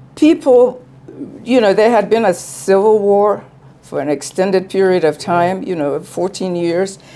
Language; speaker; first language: English; native; English